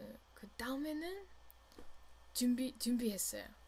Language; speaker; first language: Korean; non-native, learner; English